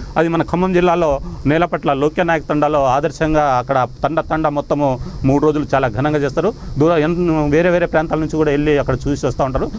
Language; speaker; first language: Telugu; non-native, local second language; Lambadi